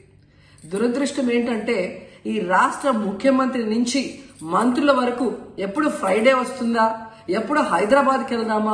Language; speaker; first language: Telugu; native; Telugu